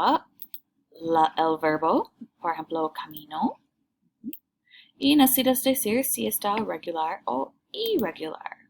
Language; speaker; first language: Spanish; non-native, learner; English